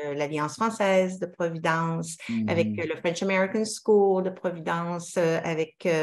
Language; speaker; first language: French; native; French